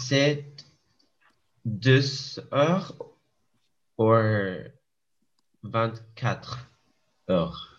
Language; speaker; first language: French; non-native, learner; English